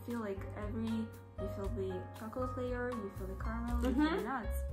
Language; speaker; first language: English; non-native, learner; Russian